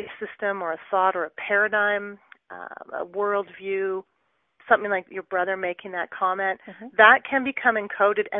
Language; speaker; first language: English; native; English